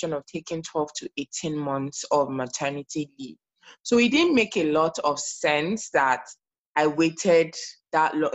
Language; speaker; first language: English; non-native, local second language; Yoruba